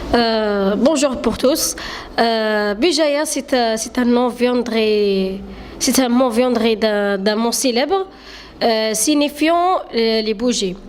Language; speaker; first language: French; non-native, learner; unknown